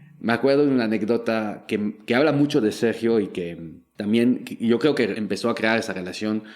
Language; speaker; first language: Spanish; non-native, fluent; French